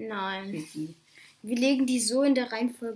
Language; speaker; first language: German; native; German